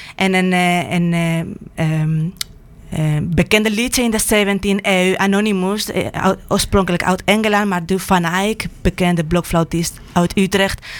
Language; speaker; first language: Dutch; non-native, fluent; Spanish